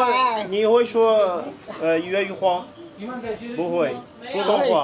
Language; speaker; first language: Chinese; non-native, learner; Central Kurdish